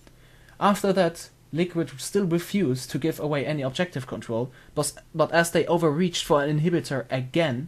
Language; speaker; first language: English; non-native, fluent; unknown